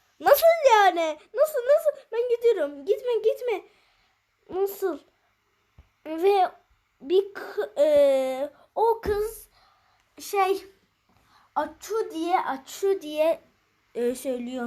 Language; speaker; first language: Turkish; early bilingual, heritage; Turkish